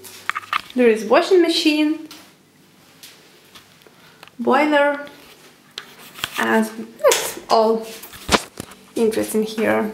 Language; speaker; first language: English; non-native, learner; Ukrainian